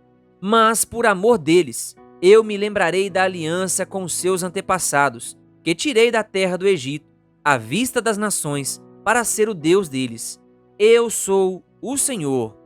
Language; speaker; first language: Portuguese; native; Portuguese